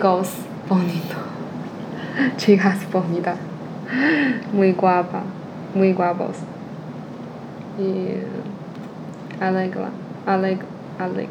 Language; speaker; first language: Spanish; non-native, learner; Chinese